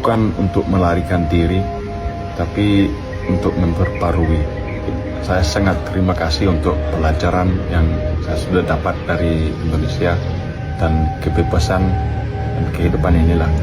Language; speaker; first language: Indonesian; non-native, fluent; English